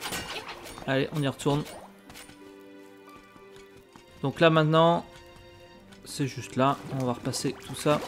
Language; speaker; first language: French; native; French